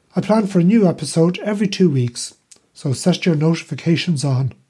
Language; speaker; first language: English; native; English